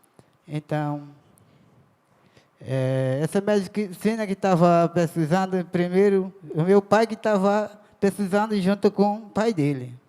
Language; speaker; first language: Portuguese; non-native, local second language; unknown